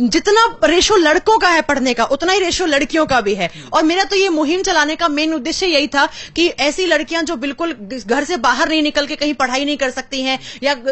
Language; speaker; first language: Hindi; native; Hindi